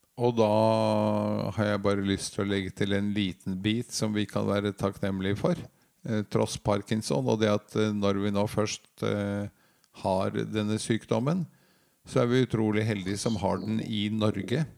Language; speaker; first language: Norwegian; native; Norwegian